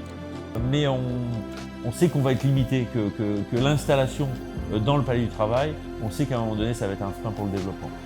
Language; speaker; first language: French; native; French